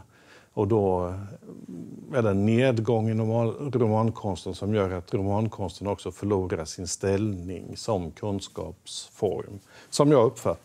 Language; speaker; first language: Swedish; native; Swedish